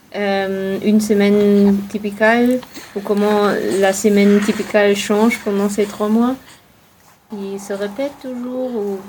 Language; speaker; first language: French; non-native, fluent; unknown